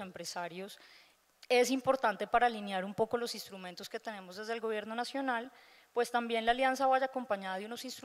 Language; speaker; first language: Spanish; native; Spanish